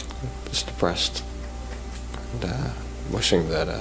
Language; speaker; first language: English; native; English